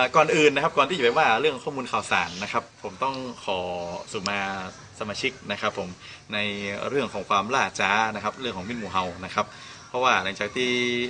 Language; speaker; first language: Thai; native; Thai